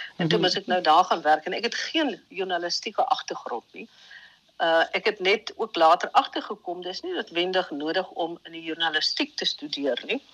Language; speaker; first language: Afrikaans; native; Afrikaans